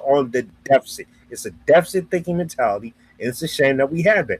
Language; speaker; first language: English; native; English